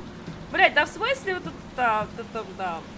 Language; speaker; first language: Russian; native; Russian